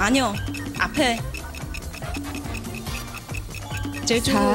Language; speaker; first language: Korean; non-native, learner; Nepali